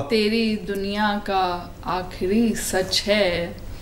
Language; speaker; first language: Hindi; native; Hindi